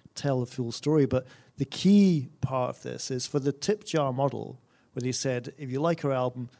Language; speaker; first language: English; native; English